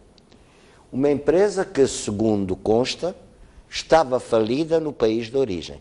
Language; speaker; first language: Portuguese; native; Portuguese